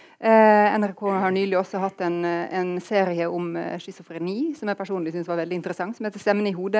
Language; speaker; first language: Norwegian; native; Norwegian